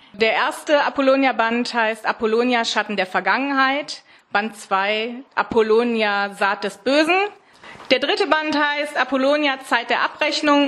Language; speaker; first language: German; native; German